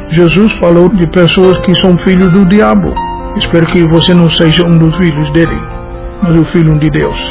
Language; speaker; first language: Portuguese; non-native, fluent; English